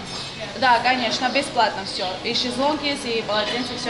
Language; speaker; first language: Russian; non-native, learner; Turkish